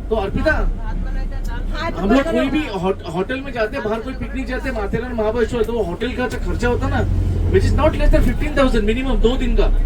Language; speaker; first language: Hindi; non-native, local second language; Marathi